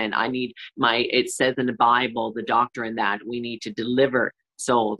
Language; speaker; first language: English; native; English